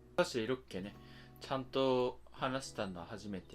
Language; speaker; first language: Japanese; native; Japanese